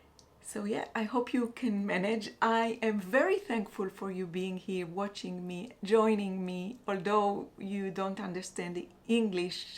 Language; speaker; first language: English; non-native, fluent; Hebrew